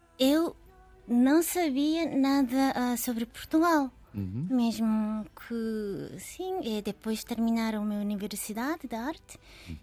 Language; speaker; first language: Portuguese; non-native, learner; Japanese